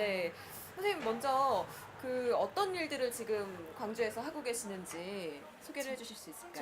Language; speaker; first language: Korean; native; Korean